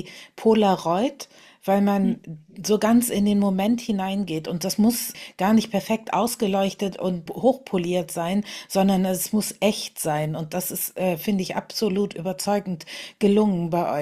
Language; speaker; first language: German; native; German